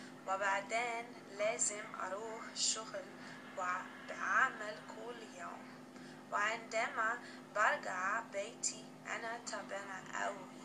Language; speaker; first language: Arabic; non-native, learner; English